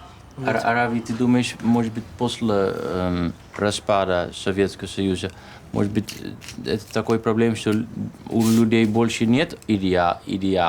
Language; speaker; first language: Russian; non-native, learner; Dutch